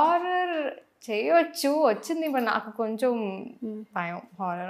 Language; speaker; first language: Telugu; non-native, local second language; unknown